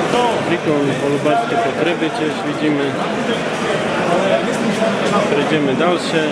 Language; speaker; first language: Polish; non-native, learner; Slovak